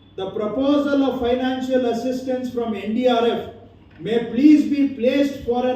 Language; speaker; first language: English; non-native, local second language; Kannada